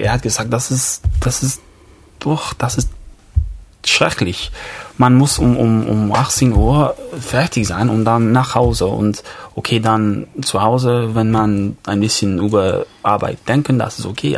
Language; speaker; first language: German; non-native, fluent; English